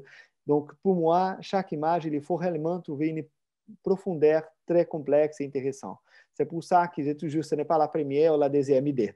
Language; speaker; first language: French; non-native, fluent; Portuguese